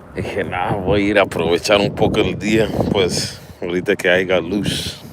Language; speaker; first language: Spanish; early bilingual, heritage; Spanish